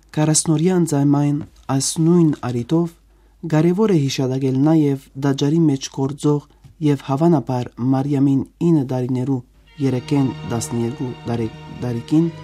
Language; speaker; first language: Armenian; native; Armenian